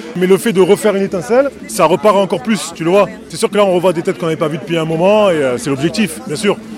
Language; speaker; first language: French; native; French